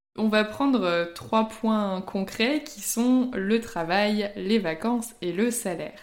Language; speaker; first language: French; native; French